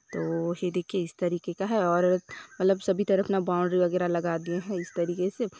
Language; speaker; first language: Hindi; native; Hindi